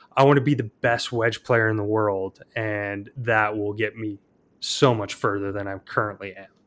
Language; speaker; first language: English; native; English